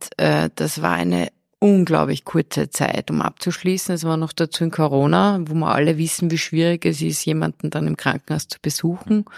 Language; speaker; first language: German; early bilingual, heritage; German